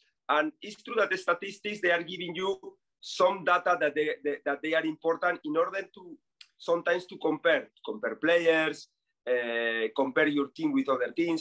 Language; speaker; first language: English; non-native, fluent; Spanish